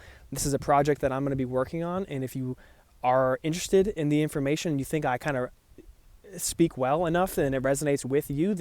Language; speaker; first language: English; native; English